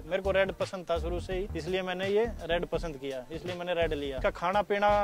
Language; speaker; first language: Hindi; native; Hindi